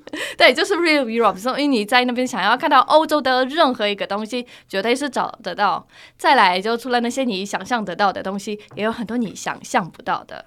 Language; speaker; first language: Chinese; non-native, fluent; Polish